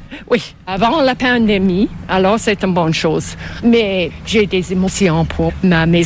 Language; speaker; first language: French; non-native, local second language; English